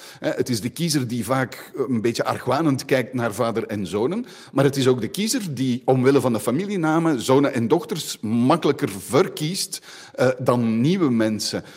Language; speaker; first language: Dutch; native; Dutch